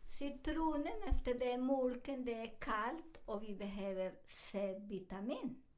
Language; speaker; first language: Swedish; non-native, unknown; Spanish